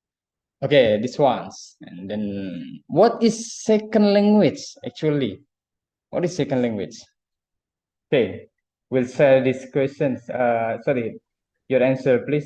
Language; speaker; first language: English; non-native, fluent; Indonesian